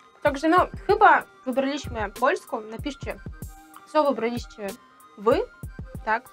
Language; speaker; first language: Polish; non-native, fluent; Russian